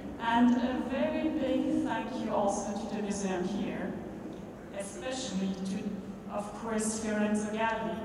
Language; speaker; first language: English; non-native, fluent; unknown